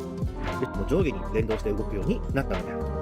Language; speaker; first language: Japanese; native; Japanese